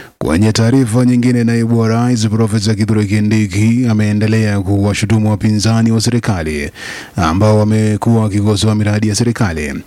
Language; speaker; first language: Swahili; non-native, local second language; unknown